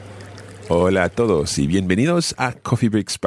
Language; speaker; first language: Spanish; non-native, fluent; English